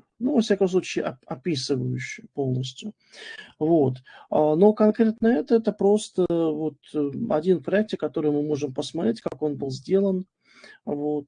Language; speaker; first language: Russian; native; Russian